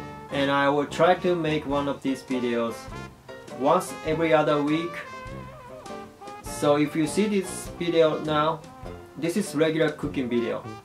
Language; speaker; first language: English; non-native, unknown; Japanese